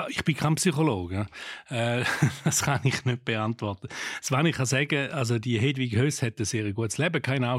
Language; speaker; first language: German; native; German